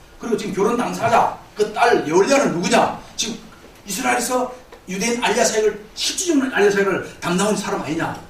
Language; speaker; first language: Korean; native; Korean